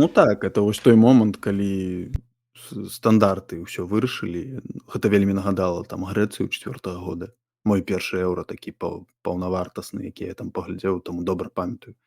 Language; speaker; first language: Belarusian; non-native, local second language; Russian